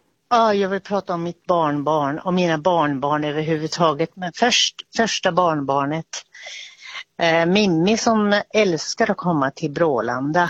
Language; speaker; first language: Swedish; native; Swedish